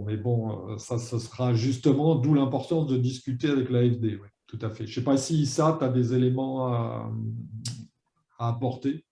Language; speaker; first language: French; native; French